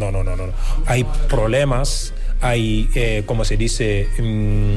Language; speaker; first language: Spanish; non-native, fluent; Wolof